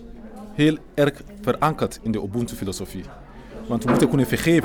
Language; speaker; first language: Dutch; non-native, fluent; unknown